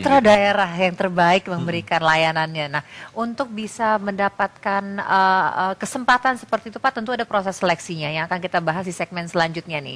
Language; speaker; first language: Indonesian; native; Indonesian